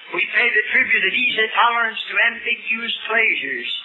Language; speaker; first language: English; native; English